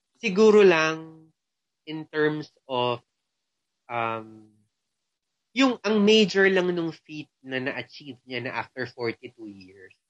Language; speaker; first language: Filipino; non-native, local second language; Cebuano